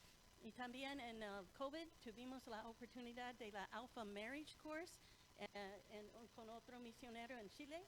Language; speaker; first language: Spanish; non-native, fluent; English